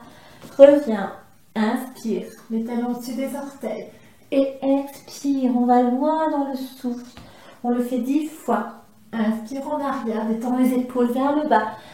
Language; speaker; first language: French; native; French